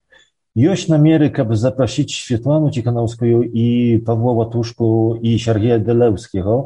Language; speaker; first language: Belarusian; early bilingual, heritage; Belarusian